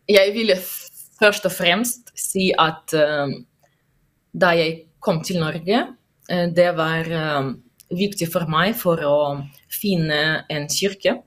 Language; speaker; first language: Norwegian; non-native, learner; Russian